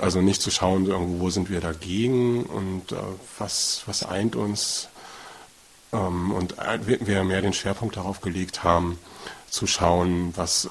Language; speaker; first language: German; native; German